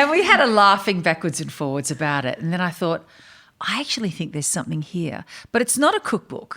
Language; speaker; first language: English; native; English